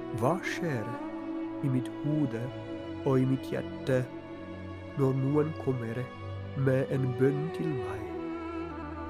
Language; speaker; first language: Norwegian; non-native, fluent; Polish